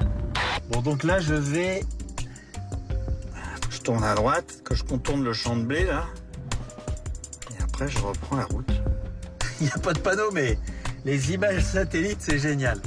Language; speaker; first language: French; native; French